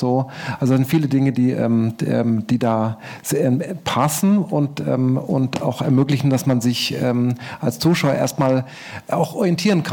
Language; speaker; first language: German; native; German